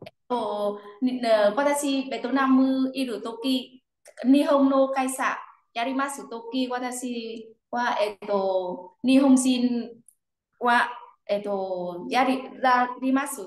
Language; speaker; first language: Japanese; non-native, learner; Vietnamese